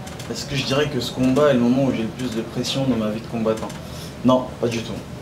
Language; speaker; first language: French; native; French